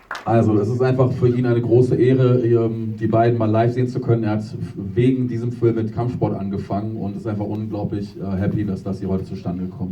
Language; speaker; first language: German; native; German